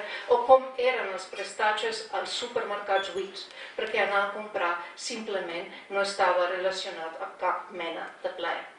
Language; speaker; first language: Catalan; non-native, fluent; Slovenian